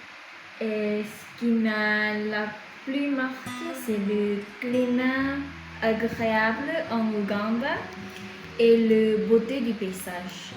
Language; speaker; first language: French; non-native, fluent; Korean